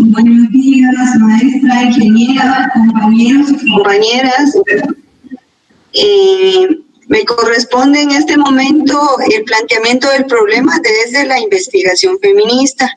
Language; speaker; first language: Spanish; native; Spanish